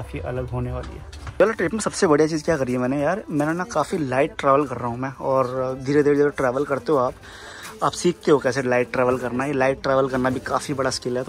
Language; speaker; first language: Hindi; native; Hindi